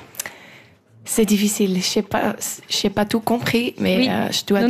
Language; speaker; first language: French; non-native, local second language; Swiss German